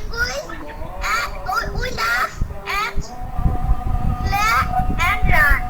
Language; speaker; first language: English; non-native, learner; Bangla